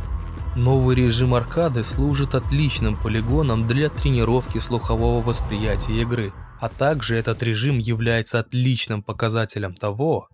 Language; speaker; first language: Russian; native; Russian